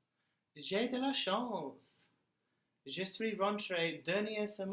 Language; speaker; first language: French; non-native, learner; English